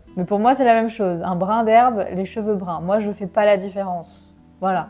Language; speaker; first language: French; native; French